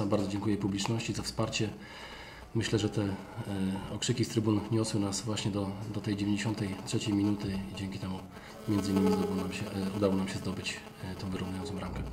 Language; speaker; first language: Polish; native; Polish